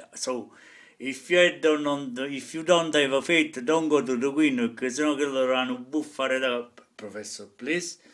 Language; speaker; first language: English; non-native, fluent; Italian